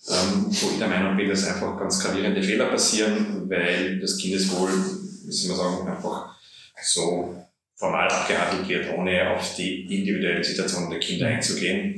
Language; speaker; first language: German; native; German